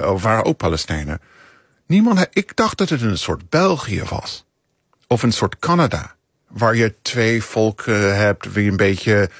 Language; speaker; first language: Dutch; non-native, fluent; English